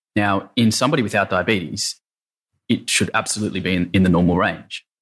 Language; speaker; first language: English; native; English